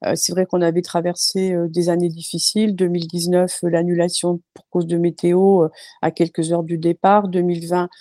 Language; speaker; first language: French; native; French